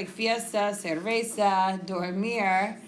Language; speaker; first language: Spanish; non-native, fluent; English